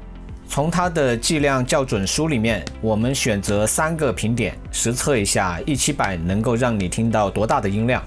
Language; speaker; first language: Chinese; native; Chinese